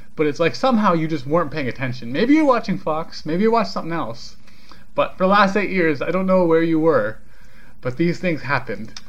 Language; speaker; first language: English; native; English